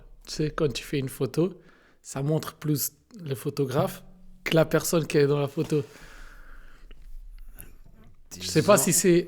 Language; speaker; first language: French; non-native, learner; Portuguese